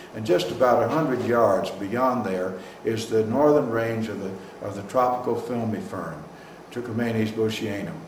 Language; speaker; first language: English; native; English